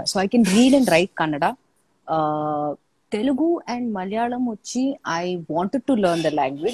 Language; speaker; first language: Telugu; non-native, fluent; Malayalam